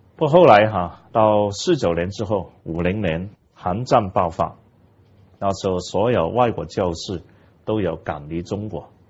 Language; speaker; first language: Chinese; non-native, local second language; Cantonese